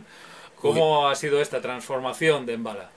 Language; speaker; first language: Spanish; native; Spanish